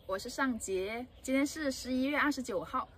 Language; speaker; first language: Chinese; native; Chinese